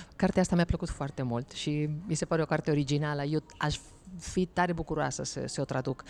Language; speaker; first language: Romanian; non-native, fluent; Spanish